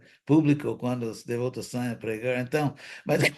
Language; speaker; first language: Portuguese; non-native, fluent; English